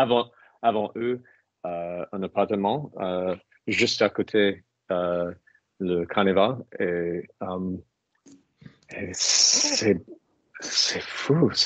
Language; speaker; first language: French; non-native, learner; English